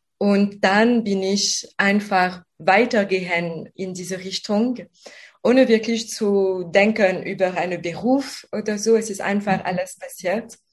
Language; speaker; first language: German; non-native, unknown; French